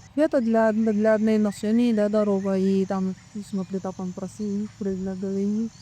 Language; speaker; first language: Russian; non-native, local second language; Kazakh